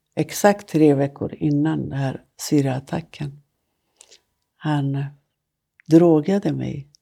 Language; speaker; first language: Swedish; non-native, fluent; Persian